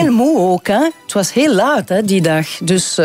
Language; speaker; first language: Dutch; non-native, local second language; French